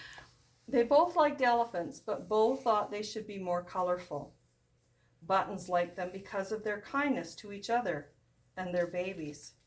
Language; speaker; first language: English; native; English